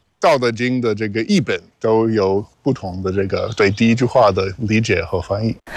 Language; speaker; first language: Chinese; non-native, fluent; English